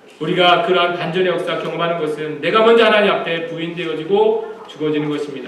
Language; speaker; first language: Korean; native; Korean